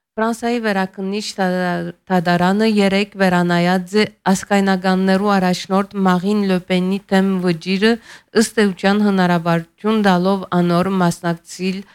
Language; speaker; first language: Armenian; early bilingual, heritage; Armenian